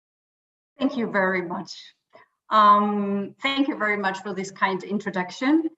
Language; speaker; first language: English; non-native, fluent; German